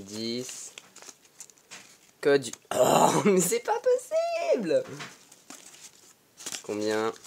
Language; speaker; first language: French; native; French